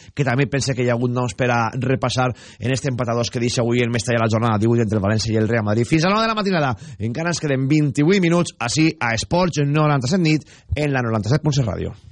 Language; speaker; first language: Catalan; native; Catalan